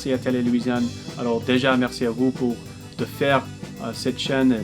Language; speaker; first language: French; non-native, local second language; English